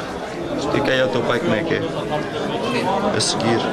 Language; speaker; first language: Portuguese; native; Portuguese